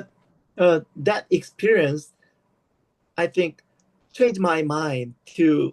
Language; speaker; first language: English; non-native, learner; Korean